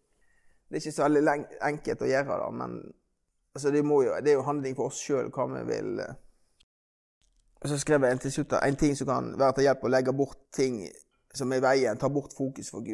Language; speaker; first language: Norwegian; native; Norwegian